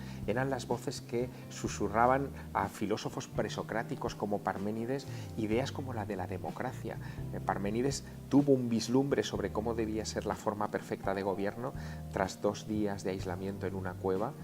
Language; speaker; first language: Spanish; native; Spanish